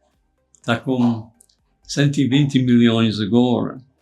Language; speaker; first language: Portuguese; non-native, fluent; English